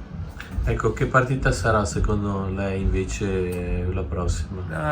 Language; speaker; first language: Italian; native; Italian